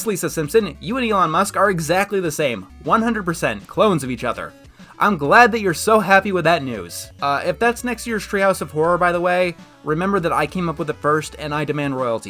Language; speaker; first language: English; native; English